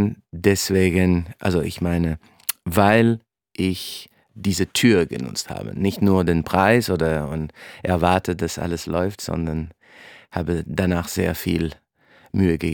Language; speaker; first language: German; non-native, fluent; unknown